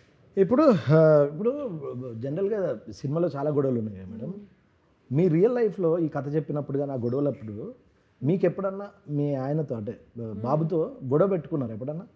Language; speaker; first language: Telugu; native; Telugu